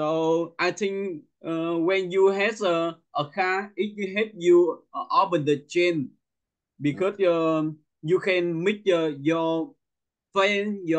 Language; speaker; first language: English; non-native, learner; Vietnamese